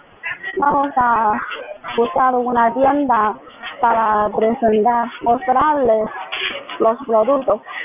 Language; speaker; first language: Spanish; non-native, learner; Chinese